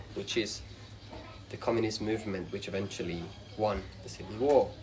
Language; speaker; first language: English; non-native, fluent; Swedish